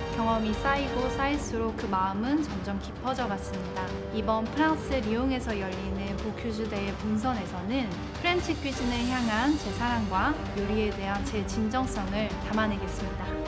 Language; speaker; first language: Korean; native; Korean